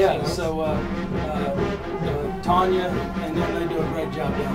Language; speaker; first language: English; native; English